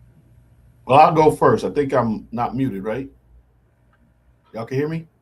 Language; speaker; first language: English; native; English